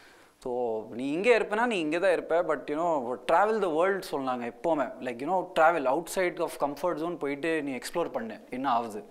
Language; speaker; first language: Tamil; non-native, local second language; Hindi